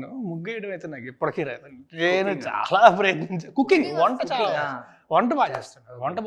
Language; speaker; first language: Telugu; native; Telugu